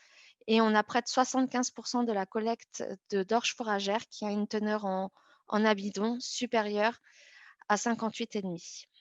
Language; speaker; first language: French; native; French